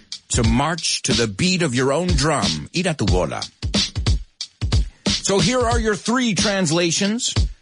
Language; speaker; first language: English; early bilingual, other home language; Spanish